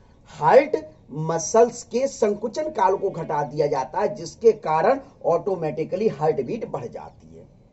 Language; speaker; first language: Hindi; native; Hindi